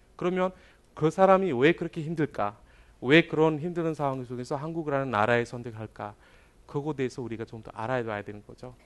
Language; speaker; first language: Korean; non-native, fluent; Bangla